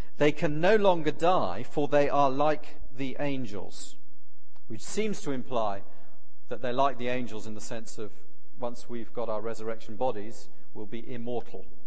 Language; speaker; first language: English; native; English